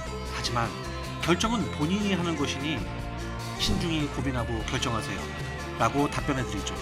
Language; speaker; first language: Korean; native; Korean